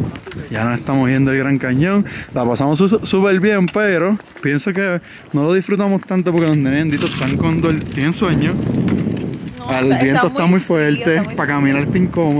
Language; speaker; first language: Spanish; native; Spanish